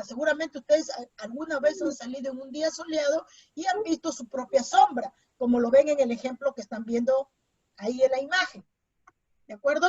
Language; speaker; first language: Spanish; native; Spanish